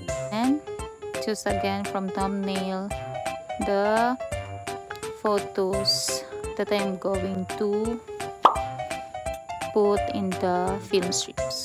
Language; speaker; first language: English; non-native, local second language; Filipino